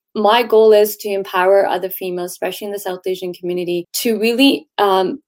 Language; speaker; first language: English; native; English